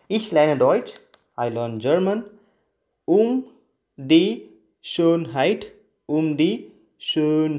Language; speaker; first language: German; non-native, learner; Tamil